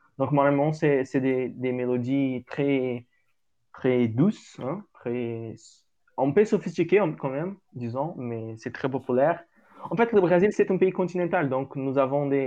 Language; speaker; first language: French; non-native, learner; Portuguese